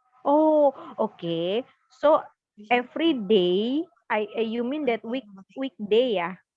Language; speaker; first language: English; non-native, fluent; Indonesian